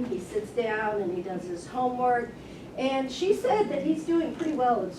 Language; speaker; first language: English; native; English